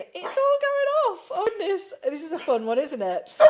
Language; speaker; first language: English; native; English